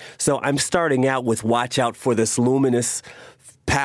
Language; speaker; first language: English; native; English